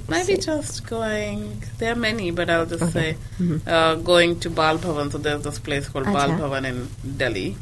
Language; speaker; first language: English; non-native, local second language; Hindi